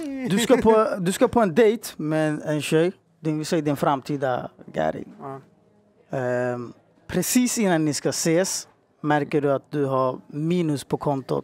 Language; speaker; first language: Swedish; native; Swedish